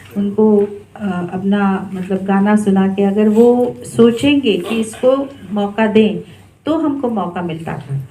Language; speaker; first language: Hindi; non-native, local second language; Marathi